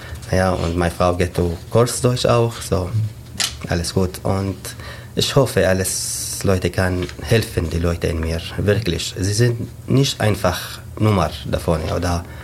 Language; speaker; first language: German; non-native, learner; Arabic